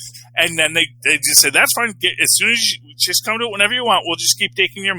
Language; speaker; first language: English; native; English